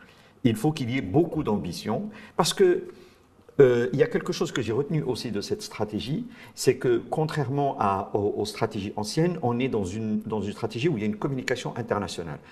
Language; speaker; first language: French; non-native, local second language; Arabic